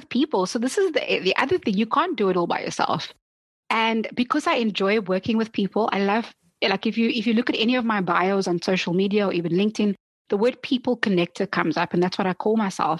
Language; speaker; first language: English; non-native, local second language; Afrikaans